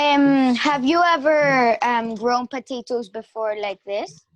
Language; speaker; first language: English; non-native, learner; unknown